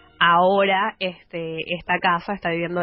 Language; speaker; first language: Spanish; native; Spanish